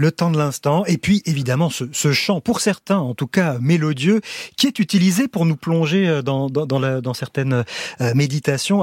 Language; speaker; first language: French; native; French